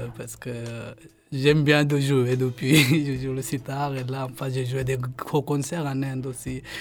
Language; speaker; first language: French; non-native, fluent; Hindi